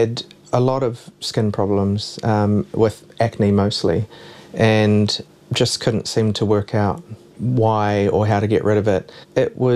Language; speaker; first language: English; native; English